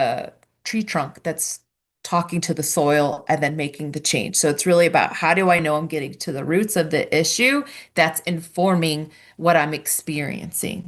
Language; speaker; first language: English; native; English